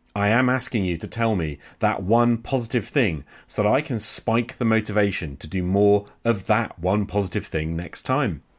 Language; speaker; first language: English; native; English